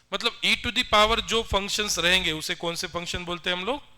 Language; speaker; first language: Hindi; non-native, local second language; Marathi